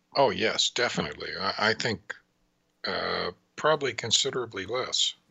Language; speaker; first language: English; native; English